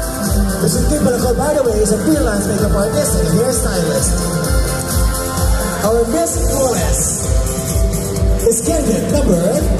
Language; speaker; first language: English; non-native, local second language; Filipino